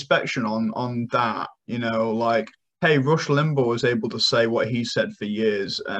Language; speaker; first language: English; native; English